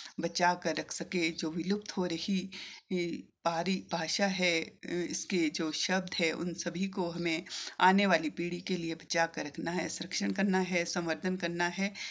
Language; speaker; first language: Hindi; native; Hindi